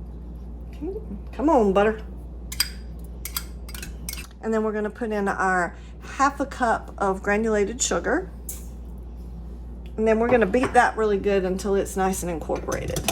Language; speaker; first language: English; native; English